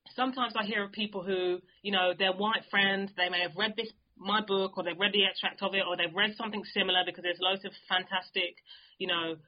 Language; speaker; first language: English; native; English